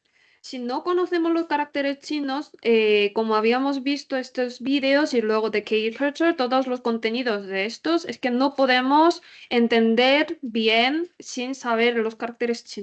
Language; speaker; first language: Spanish; non-native, learner; Korean